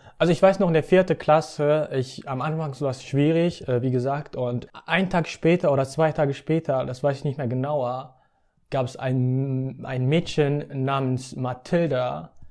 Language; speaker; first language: German; early bilingual, other home language; Tigrinya